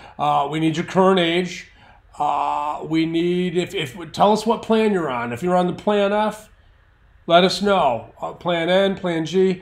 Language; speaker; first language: English; native; English